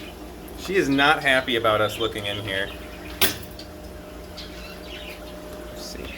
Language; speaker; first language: English; native; English